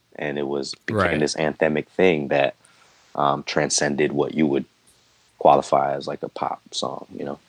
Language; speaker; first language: English; native; English